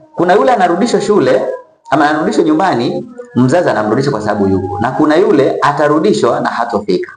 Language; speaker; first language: Swahili; native; Swahili